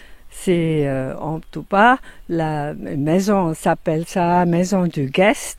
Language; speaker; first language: French; non-native, fluent; German